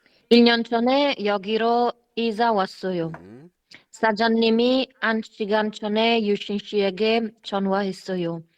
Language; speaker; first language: Korean; non-native, learner; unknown